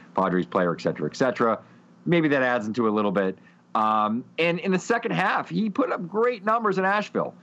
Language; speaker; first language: English; native; English